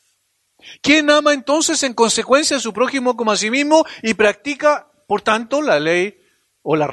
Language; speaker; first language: Spanish; native; Spanish